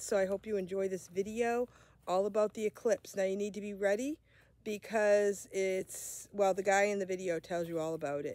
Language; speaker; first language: English; native; English